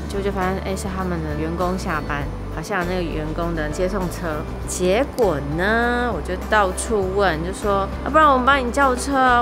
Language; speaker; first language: Chinese; native; Chinese